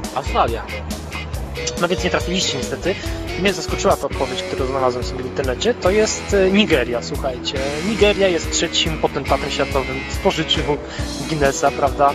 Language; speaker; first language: Polish; native; Polish